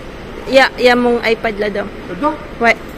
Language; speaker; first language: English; non-native, local second language; Filipino